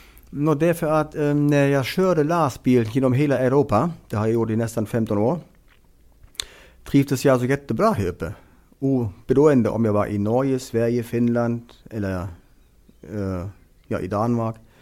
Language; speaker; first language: Swedish; non-native, fluent; German